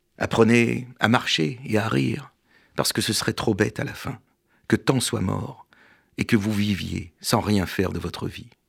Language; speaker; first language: French; native; French